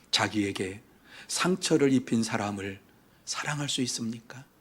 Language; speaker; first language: Korean; native; Korean